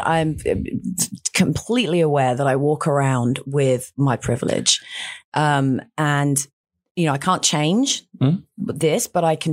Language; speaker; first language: English; native; English